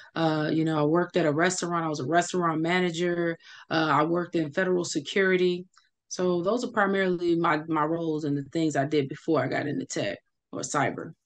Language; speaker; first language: English; native; English